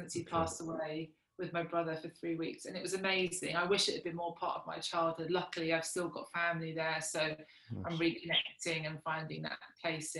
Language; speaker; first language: English; native; English